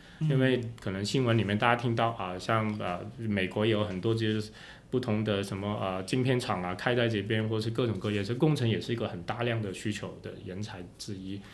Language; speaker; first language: Chinese; non-native, local second language; Cantonese